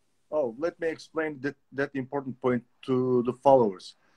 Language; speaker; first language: English; non-native, learner; Turkish